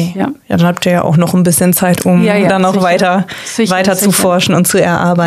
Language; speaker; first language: German; native; German